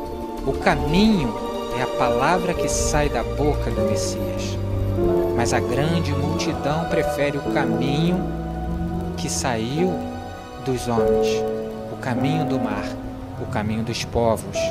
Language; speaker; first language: Portuguese; native; Portuguese